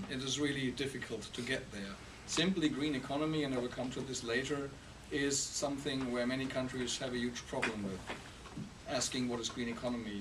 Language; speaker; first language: English; non-native, fluent; German